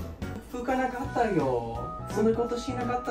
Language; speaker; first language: Japanese; non-native, learner; English